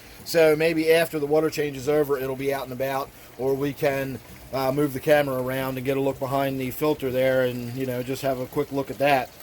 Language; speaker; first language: English; native; English